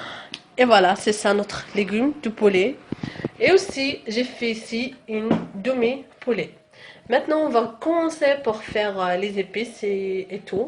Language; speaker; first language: French; non-native, local second language; Arabic